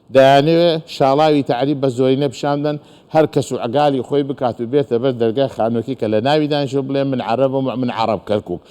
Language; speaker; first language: Central Kurdish; non-native, local second language; Azerbaijani